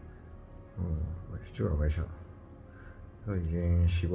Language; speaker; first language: Chinese; non-native, fluent; Japanese